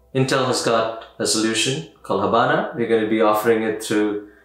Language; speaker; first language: English; non-native, local second language; Tamil